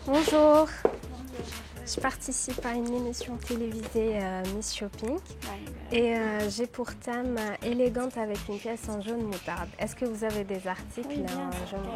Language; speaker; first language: French; non-native, local second language; Arabic